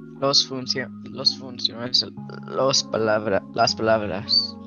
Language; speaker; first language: Spanish; early bilingual, heritage; Spanish